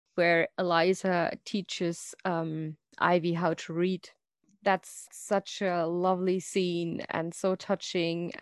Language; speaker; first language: English; non-native, fluent; German